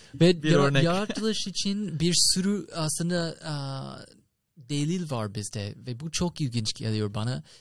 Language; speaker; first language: Turkish; non-native, fluent; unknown